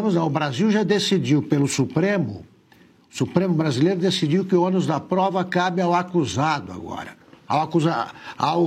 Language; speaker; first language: Portuguese; native; Portuguese